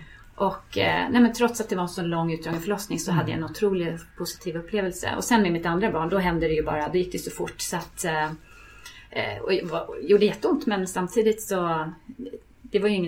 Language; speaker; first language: Swedish; native; Swedish